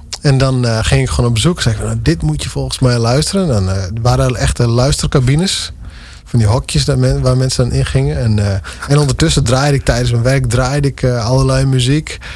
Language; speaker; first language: Dutch; non-native, local second language; Western Frisian